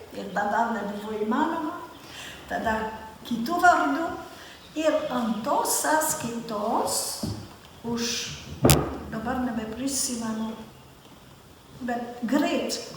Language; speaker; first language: Lithuanian; non-native, fluent; German